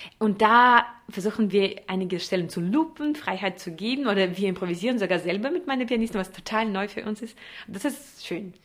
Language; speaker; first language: German; non-native, fluent; Russian